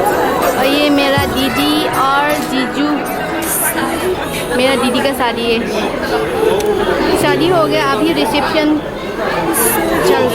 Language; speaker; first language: Hindi; non-native, local second language; Karbi